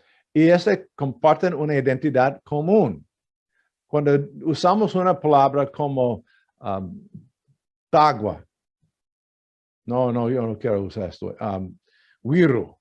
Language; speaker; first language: Spanish; non-native, fluent; English